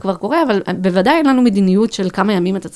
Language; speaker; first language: Hebrew; native; Hebrew